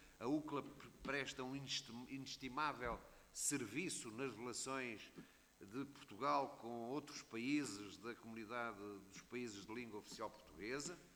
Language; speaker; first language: Portuguese; native; Portuguese